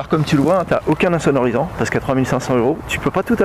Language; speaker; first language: French; native; French